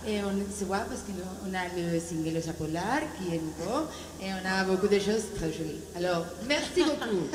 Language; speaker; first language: French; non-native, learner; Spanish